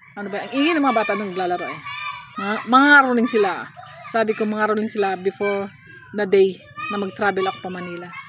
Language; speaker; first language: Filipino; non-native, local second language; Hiligaynon